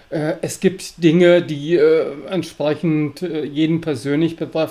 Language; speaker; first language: German; native; German